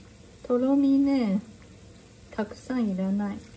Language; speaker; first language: Japanese; non-native, learner; Chinese